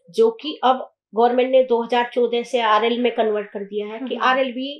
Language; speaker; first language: Hindi; native; Hindi